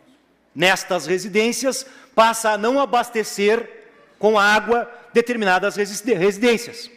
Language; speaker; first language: Portuguese; native; Portuguese